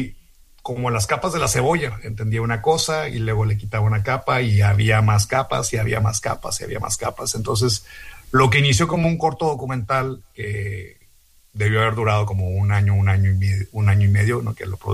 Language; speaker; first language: Spanish; native; Spanish